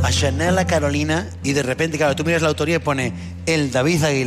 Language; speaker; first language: Spanish; native; Spanish